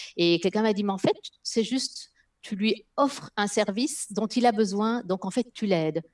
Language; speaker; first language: French; early bilingual, other home language; Dutch